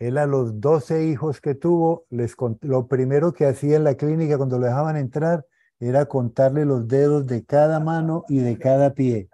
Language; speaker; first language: Spanish; native; Spanish